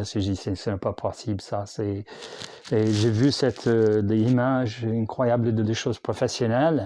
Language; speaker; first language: French; non-native, learner; English